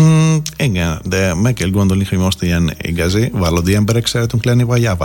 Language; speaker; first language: Hungarian; non-native, learner; Greek